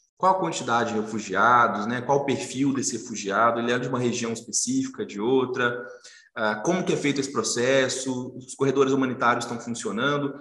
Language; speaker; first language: Portuguese; native; Portuguese